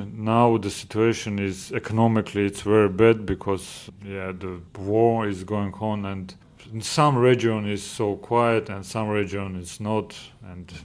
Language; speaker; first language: English; non-native, learner; Georgian